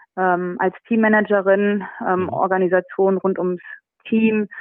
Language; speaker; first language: German; native; German